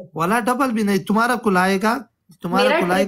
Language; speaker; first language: Hindi; non-native, local second language; Pashto